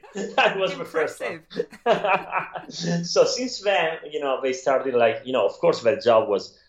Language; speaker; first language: English; non-native, fluent; Italian